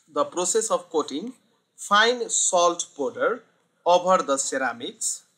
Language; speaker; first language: English; non-native, local second language; Nepali